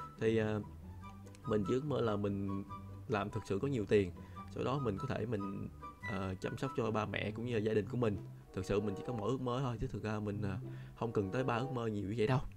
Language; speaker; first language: Vietnamese; non-native, local second language; Chinese